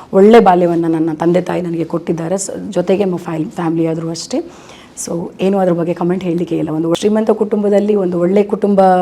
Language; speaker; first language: Kannada; non-native, local second language; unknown